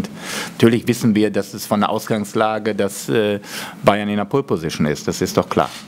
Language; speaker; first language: German; native; German